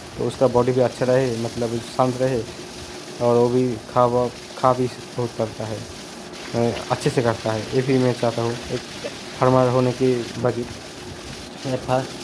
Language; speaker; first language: Hindi; non-native, local second language; Bangla